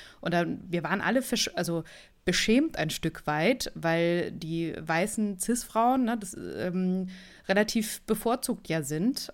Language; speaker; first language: German; native; German